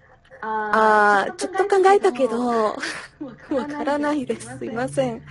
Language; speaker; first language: Japanese; non-native, learner; Spanish